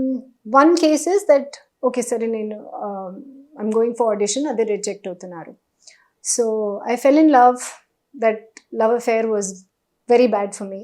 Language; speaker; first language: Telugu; non-native, local second language; Hindi